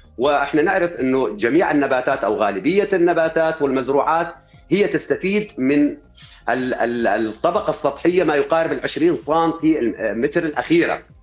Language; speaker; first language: Arabic; native; Arabic